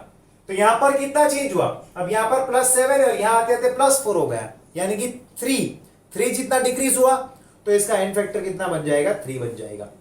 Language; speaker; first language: Hindi; non-native, local second language; Gujarati